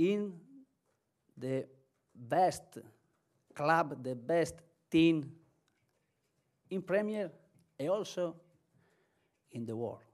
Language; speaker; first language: English; non-native, learner; Spanish